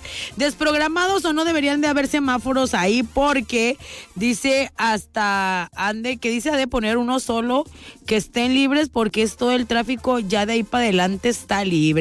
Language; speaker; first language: Spanish; native; Spanish